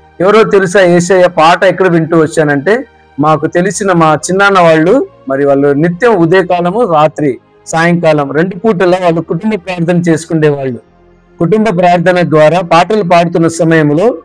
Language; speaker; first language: Telugu; non-native, local second language; Lambadi